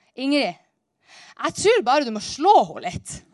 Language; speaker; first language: Norwegian; native; Norwegian